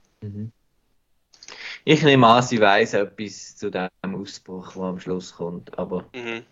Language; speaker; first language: German; native; German